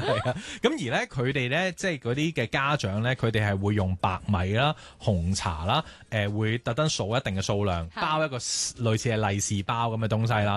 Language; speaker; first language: Cantonese; native; Cantonese